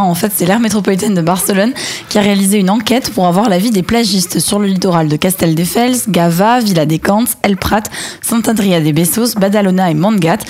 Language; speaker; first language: French; native; French